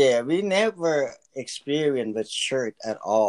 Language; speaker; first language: English; early bilingual, other home language; Lao